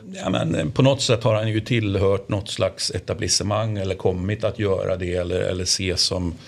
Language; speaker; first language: Swedish; native; Swedish